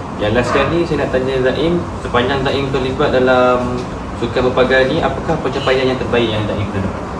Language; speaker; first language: Malay; native; Malay